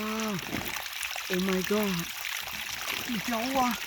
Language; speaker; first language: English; non-native, learner; Vietnamese